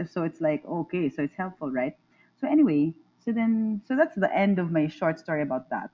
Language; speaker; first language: English; non-native, local second language; Filipino